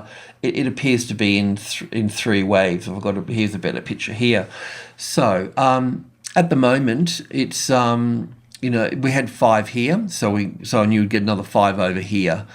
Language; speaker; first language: English; native; English